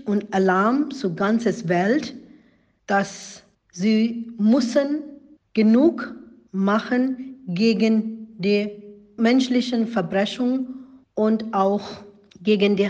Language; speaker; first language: German; non-native, learner; Rohingya